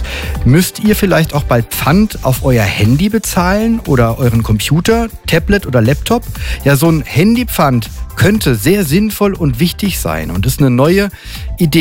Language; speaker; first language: German; native; German